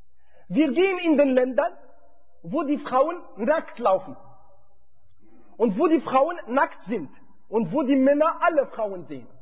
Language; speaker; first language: German; non-native, fluent; Arabic